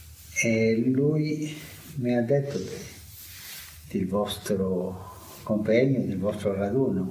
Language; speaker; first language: Italian; non-native, fluent; Spanish